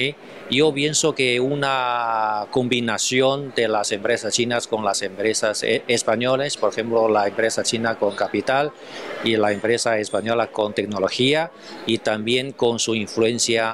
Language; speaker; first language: Spanish; non-native, fluent; Chinese